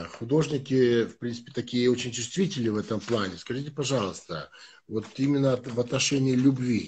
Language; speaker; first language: Russian; non-native, fluent; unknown